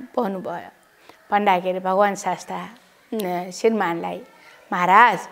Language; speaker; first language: Nepali; non-native, local second language; Newari